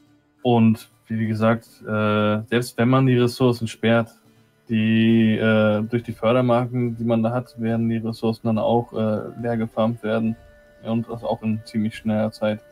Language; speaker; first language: German; native; German